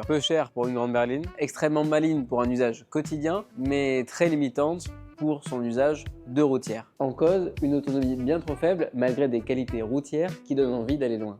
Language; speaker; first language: French; native; French